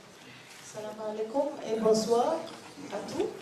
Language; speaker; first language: French; non-native, learner; Norwegian